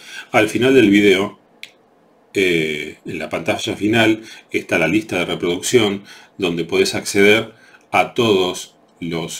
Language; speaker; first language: Spanish; native; Spanish